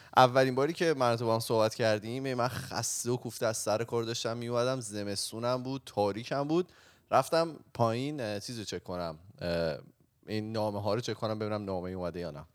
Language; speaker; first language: Persian; native; Persian